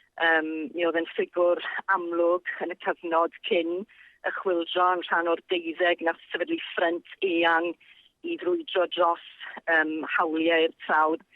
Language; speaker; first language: Welsh; native; Welsh